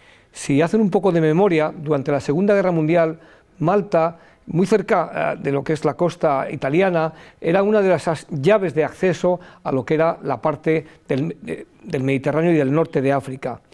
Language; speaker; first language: Spanish; native; Spanish